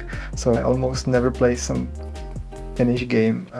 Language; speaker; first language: English; non-native, learner; Czech